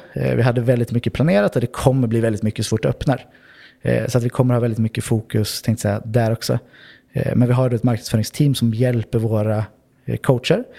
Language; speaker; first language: Swedish; native; Swedish